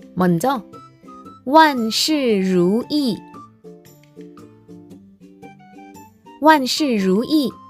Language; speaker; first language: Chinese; non-native, fluent; Korean